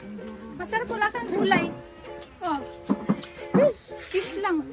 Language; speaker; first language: Filipino; non-native, local second language; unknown